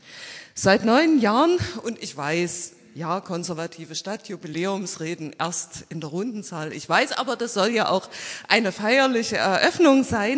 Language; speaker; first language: German; native; German